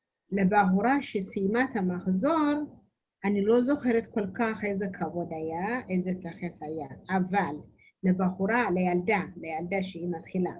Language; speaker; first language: Hebrew; non-native, learner; Amharic